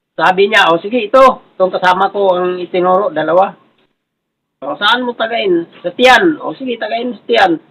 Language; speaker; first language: Filipino; non-native, local second language; Cebuano